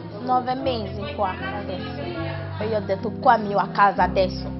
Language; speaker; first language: Italian; non-native, learner; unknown